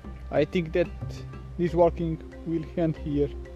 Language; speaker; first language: English; non-native, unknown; Portuguese